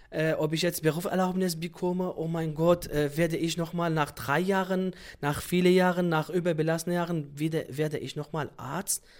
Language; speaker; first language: German; non-native, fluent; Central Kurdish